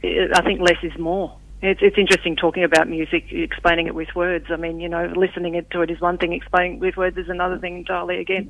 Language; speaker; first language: English; early bilingual, other home language; Macedonian